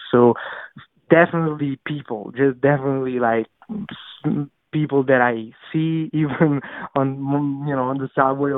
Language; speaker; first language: English; non-native, fluent; Italian